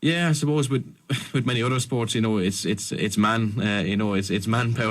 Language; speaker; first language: English; native; English